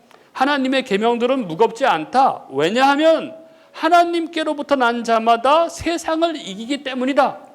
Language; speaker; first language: Korean; native; Korean